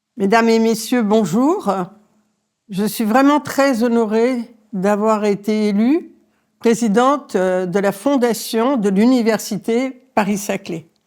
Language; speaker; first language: French; early bilingual, other home language; Spanish